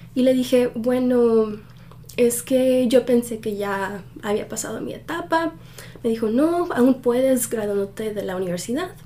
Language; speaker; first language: Spanish; early bilingual, heritage; Spanish